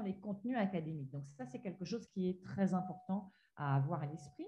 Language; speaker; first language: French; native; French